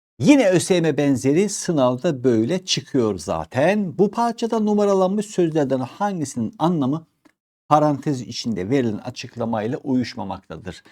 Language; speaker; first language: Turkish; native; Turkish